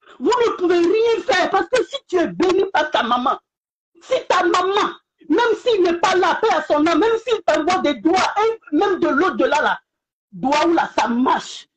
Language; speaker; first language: French; non-native, local second language; Bambara